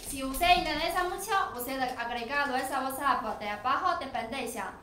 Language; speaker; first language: Spanish; non-native, learner; Chinese